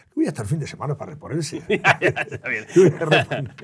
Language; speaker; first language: Spanish; native; Spanish